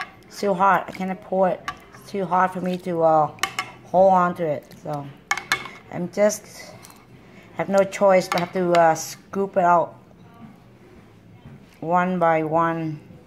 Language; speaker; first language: English; non-native, fluent; Vietnamese